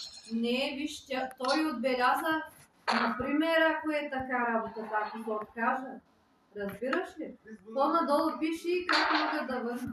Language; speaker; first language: Bulgarian; non-native, local second language; Turkish